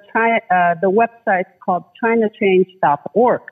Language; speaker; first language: English; non-native, fluent; Chinese